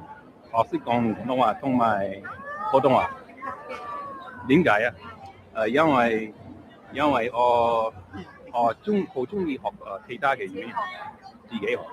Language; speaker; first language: Cantonese; non-native, learner; English